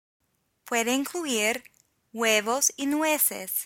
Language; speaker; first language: Spanish; non-native, fluent; English